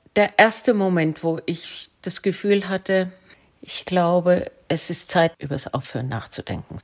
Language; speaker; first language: German; native; German